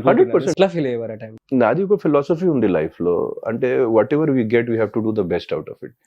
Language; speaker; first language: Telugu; non-native, local second language; Hindi